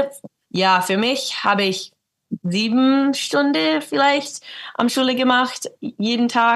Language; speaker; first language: German; early bilingual, heritage; English